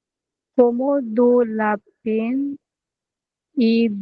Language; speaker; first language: French; non-native, learner; Bangla